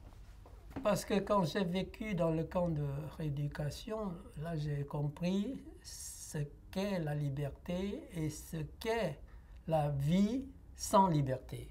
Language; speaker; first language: French; non-native, fluent; Lao